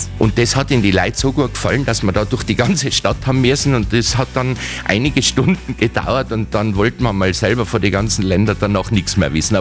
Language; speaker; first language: German; native; German